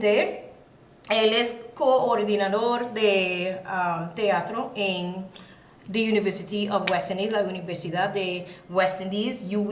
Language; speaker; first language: Spanish; non-native, learner; English